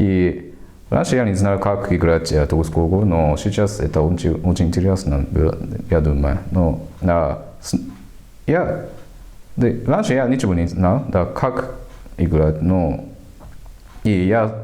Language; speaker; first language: Russian; non-native, learner; Japanese